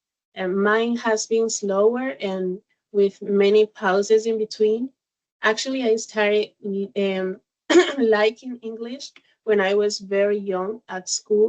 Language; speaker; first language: English; non-native, learner; Spanish